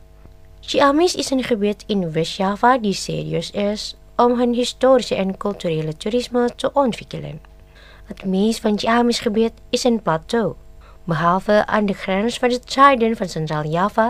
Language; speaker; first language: Dutch; non-native, fluent; Indonesian